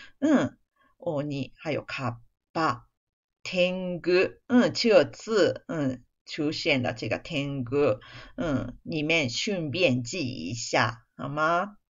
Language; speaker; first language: Chinese; non-native, fluent; Japanese